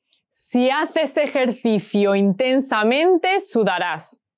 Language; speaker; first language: Spanish; native; Spanish